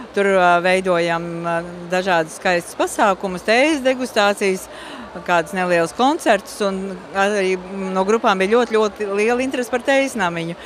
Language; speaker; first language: Latvian; native; Latvian